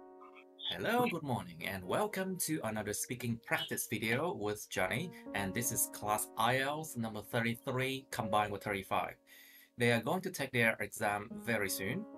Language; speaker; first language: English; non-native, fluent; Vietnamese